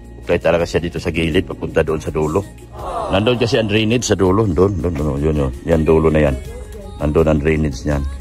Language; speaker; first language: Filipino; non-native, local second language; Cebuano